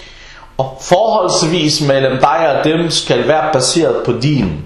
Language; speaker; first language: Danish; early bilingual, other home language; Arabic